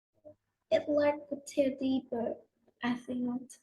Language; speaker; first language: English; non-native, learner; Vietnamese